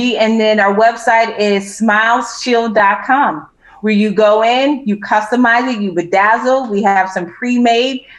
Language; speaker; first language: English; native; English